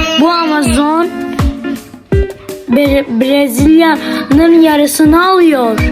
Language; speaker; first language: Turkish; non-native, learner; Arabic